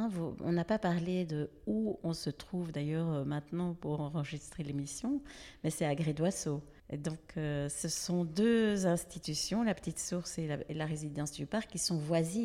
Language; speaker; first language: French; native; French